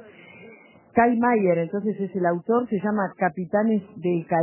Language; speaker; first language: Spanish; native; Spanish